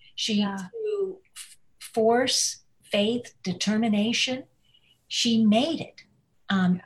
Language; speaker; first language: English; native; English